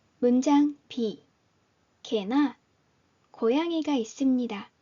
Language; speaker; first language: Korean; native; Korean